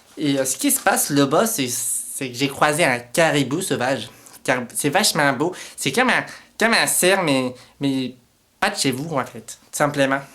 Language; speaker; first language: French; native; French